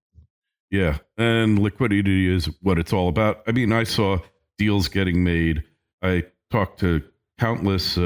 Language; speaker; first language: English; native; English